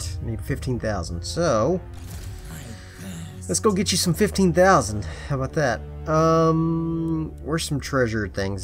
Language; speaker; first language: English; native; English